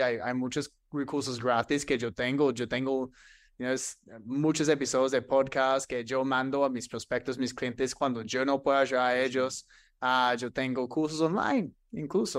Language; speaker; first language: Spanish; non-native, fluent; English